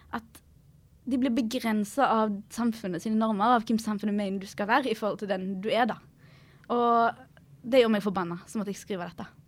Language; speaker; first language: Norwegian; early bilingual, other home language; Arabic